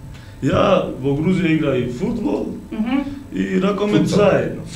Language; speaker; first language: Macedonian; non-native, learner; Georgian